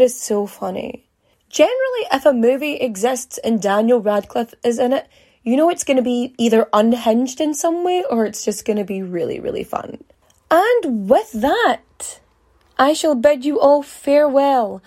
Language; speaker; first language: English; native; English